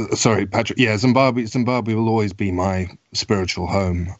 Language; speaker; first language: English; native; English